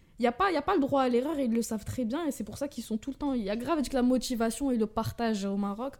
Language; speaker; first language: French; early bilingual, other home language; Arabic